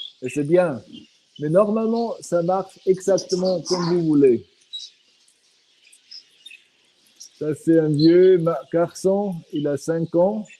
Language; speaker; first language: French; non-native, fluent; Swiss German